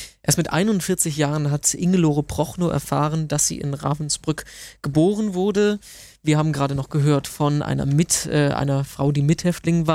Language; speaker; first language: German; native; German